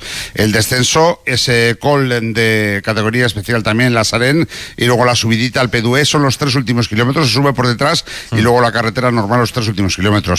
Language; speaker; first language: Spanish; native; Spanish